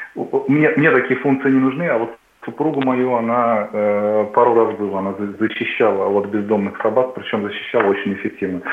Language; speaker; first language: Russian; native; Russian